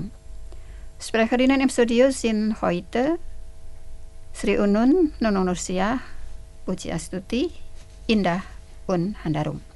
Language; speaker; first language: German; non-native, fluent; Indonesian